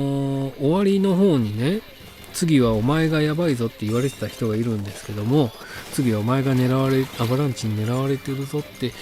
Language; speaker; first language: Japanese; native; Japanese